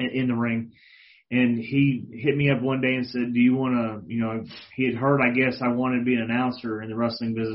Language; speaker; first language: English; native; English